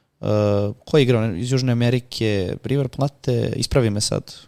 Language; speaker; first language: Serbian; native; Serbian